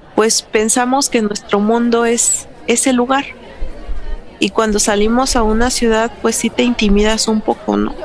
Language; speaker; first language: Spanish; native; Spanish